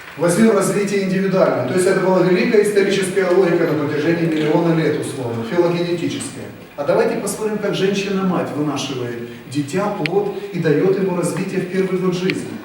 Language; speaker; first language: Russian; native; Russian